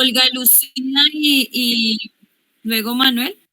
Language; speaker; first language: Spanish; native; Spanish